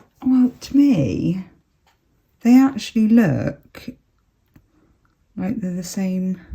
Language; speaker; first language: English; native; English